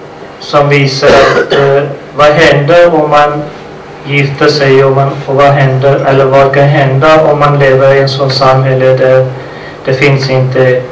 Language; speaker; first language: Swedish; non-native, fluent; Urdu